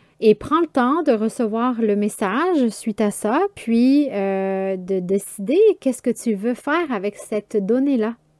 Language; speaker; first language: French; native; French